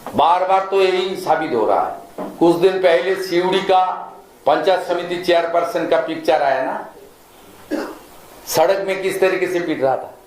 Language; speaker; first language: Hindi; non-native, local second language; Bangla